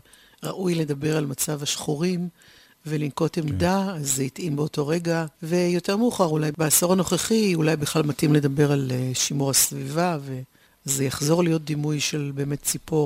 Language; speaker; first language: Hebrew; native; Hebrew